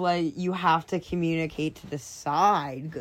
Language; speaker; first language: English; non-native, fluent; French